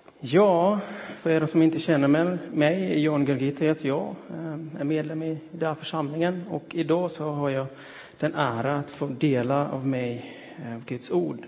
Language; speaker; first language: Swedish; non-native, fluent; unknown